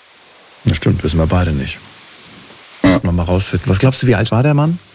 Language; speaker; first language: German; native; German